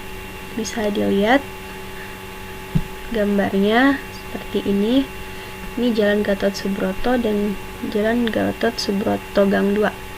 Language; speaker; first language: Indonesian; native; Indonesian